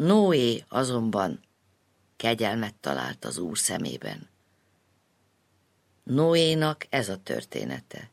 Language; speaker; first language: Hungarian; native; Hungarian